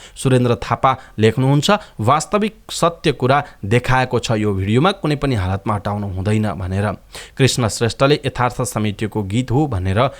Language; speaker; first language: Nepali; native; Nepali